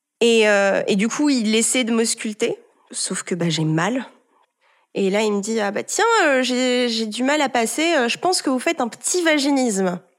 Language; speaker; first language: French; early bilingual, heritage; French